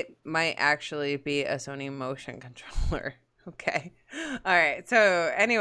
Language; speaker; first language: English; native; English